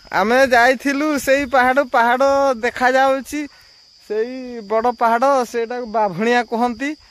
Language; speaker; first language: Odia; non-native, local second language; Santali